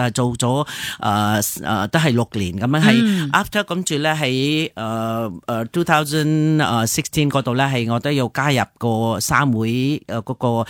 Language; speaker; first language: Cantonese; non-native, fluent; Nepali